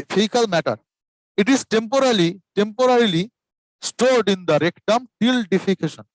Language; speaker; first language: English; non-native, local second language; Bangla